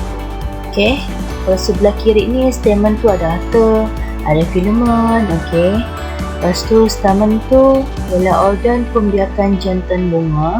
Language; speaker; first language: Malay; native; Malay